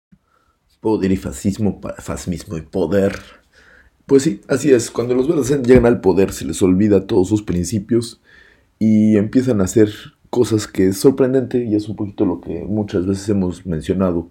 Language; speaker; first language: Spanish; native; Spanish